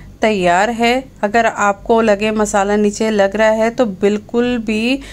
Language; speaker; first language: Hindi; non-native, local second language; Punjabi